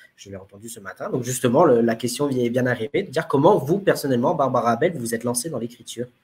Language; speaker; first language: French; native; French